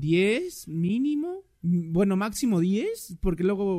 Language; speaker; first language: Spanish; native; Spanish